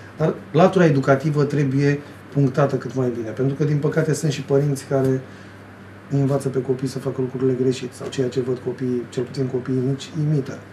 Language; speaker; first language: Romanian; native; Romanian